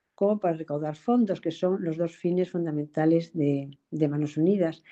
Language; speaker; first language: Spanish; native; Spanish